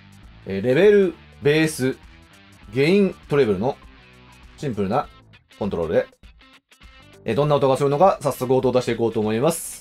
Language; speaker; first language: Japanese; native; Japanese